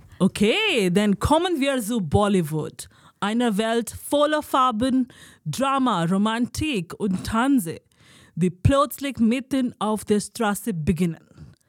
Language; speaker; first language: German; non-native, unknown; Hindi